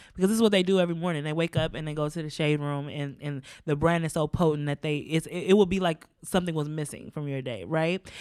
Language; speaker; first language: English; native; English